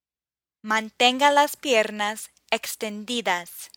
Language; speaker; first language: Spanish; non-native, fluent; English